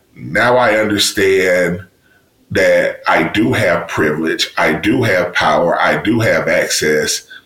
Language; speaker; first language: English; native; English